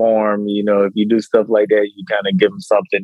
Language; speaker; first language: English; native; English